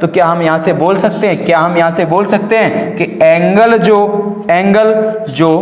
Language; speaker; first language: Hindi; native; Hindi